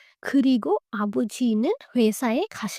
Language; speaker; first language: Korean; non-native, fluent; Hindi